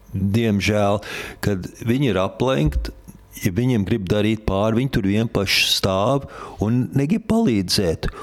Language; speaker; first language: Latvian; early bilingual, heritage; Latvian